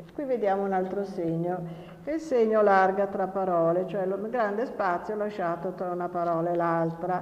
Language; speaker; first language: Italian; native; Italian